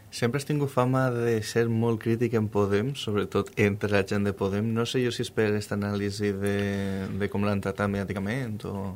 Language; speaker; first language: Catalan; native; Catalan